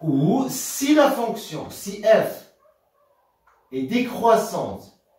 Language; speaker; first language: French; non-native, local second language; Arabic